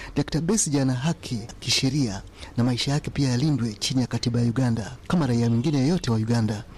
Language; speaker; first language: Swahili; non-native, local second language; Ganda